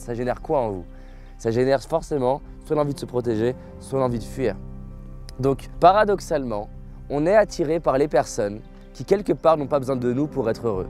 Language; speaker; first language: French; native; French